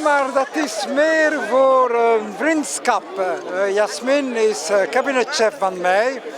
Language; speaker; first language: Dutch; non-native, local second language; French